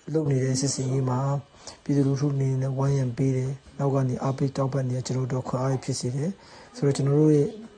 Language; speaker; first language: Burmese; non-native, local second language; Hakha Chin